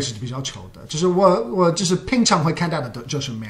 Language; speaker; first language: Chinese; non-native, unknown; English